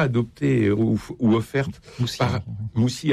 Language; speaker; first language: French; native; French